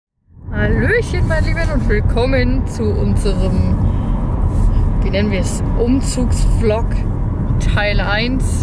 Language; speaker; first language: German; native; German